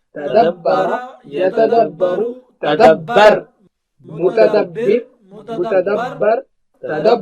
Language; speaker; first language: Arabic; non-native, learner; Urdu